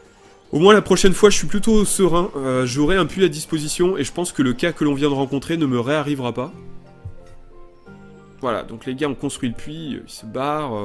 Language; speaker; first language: French; native; French